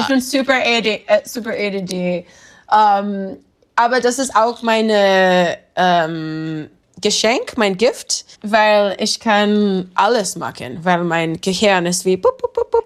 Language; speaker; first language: German; non-native, learner; English